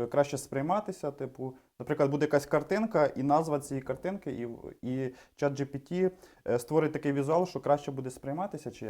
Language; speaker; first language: Ukrainian; native; Ukrainian